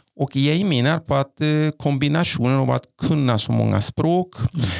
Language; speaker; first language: Norwegian; non-native, fluent; Greek